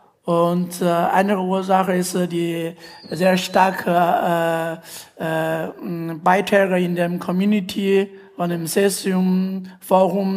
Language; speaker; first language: German; non-native, fluent; Chinese